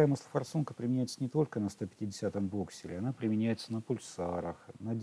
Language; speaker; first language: Russian; native; Russian